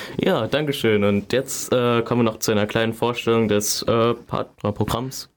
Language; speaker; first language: German; native; German